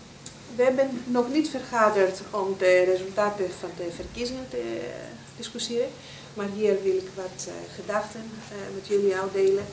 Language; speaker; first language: Dutch; non-native, fluent; Greek